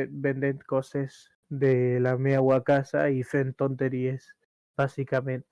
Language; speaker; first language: Catalan; early bilingual, other home language; Urdu